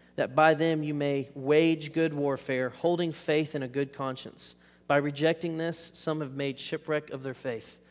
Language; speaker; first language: English; native; English